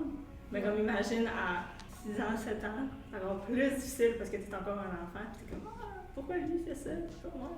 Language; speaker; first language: French; native; French